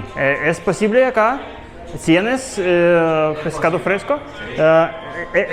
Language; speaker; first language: Spanish; non-native, learner; Russian